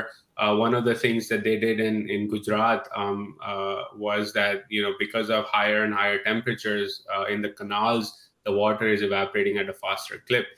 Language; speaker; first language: English; non-native, local second language; Urdu